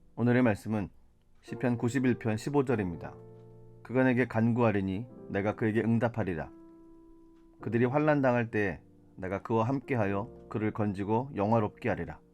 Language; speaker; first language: Korean; native; Korean